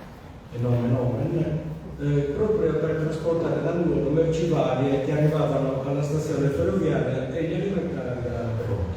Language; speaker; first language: Italian; native; Italian